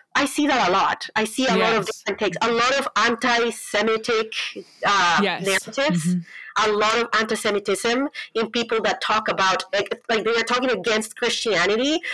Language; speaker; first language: English; non-native, fluent; Spanish